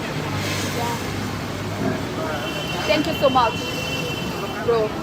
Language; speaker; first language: English; non-native, learner; Korean